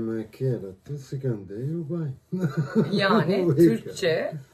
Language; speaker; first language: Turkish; non-native, learner; Swedish